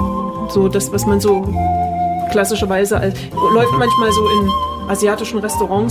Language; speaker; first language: German; native; German